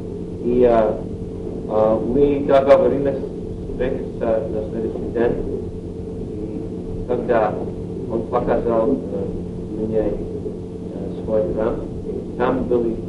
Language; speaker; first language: Russian; non-native, learner; English